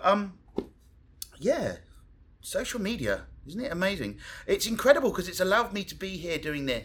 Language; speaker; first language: English; native; English